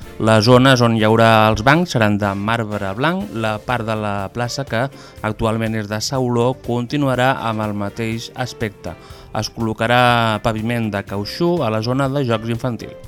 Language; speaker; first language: Catalan; native; Catalan